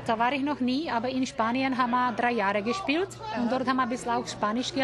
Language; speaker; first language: German; non-native, learner; Czech